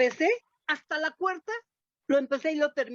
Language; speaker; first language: Spanish; native; Spanish